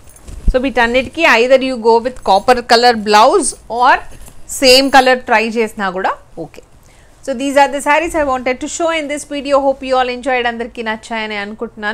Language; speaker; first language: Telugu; native; Telugu